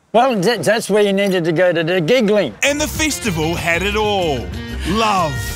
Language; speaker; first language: English; native; English